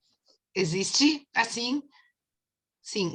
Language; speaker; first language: Portuguese; non-native, fluent; Spanish